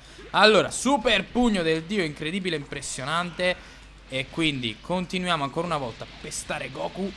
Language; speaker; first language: Italian; native; Italian